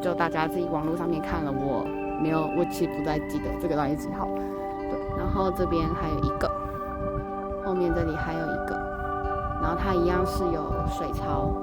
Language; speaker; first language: Chinese; native; Chinese